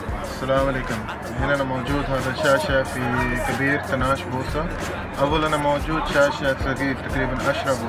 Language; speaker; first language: Arabic; non-native, learner; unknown